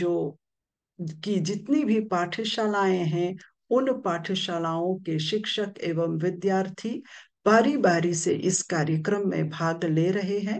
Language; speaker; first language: Hindi; non-native, local second language; Morisyen